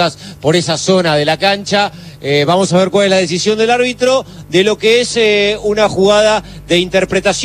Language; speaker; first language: Spanish; native; Spanish